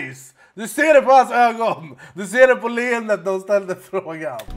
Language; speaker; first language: Swedish; native; Swedish